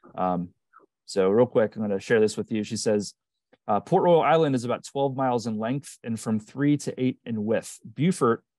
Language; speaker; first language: English; native; English